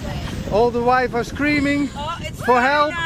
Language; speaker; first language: English; non-native, learner; Dutch